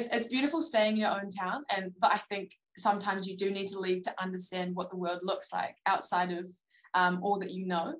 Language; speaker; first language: English; native; English